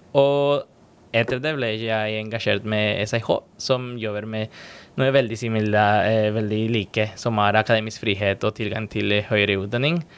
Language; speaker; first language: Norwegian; non-native, fluent; Spanish